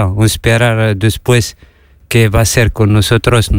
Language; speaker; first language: Spanish; non-native, learner; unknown